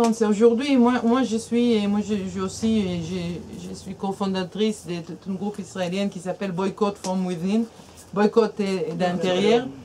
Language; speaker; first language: French; non-native, fluent; Hebrew